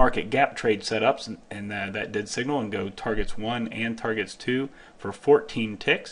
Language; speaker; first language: English; native; English